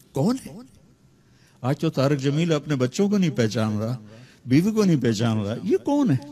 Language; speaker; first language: Urdu; non-native, local second language; Punjabi